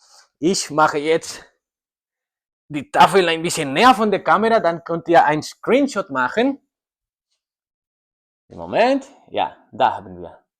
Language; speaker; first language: German; non-native, learner; Spanish